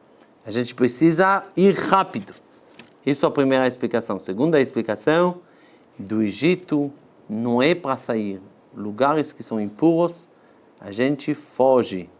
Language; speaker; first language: Portuguese; non-native, fluent; Hebrew